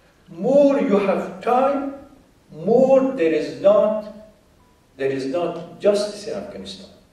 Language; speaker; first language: English; non-native, fluent; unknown